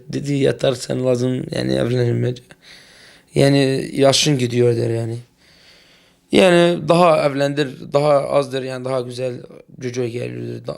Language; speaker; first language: Turkish; non-native, learner; Arabic